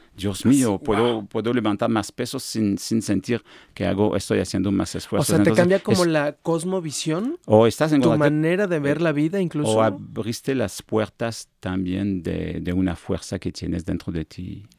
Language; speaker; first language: Spanish; non-native, fluent; French